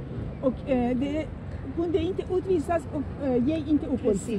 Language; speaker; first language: Swedish; non-native, fluent; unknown